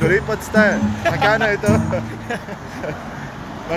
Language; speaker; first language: Filipino; non-native, fluent; Arabic